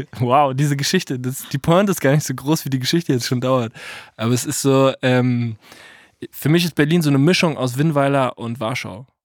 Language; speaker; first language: German; native; German